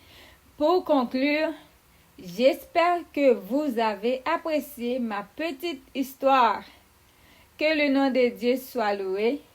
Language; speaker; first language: French; non-native, fluent; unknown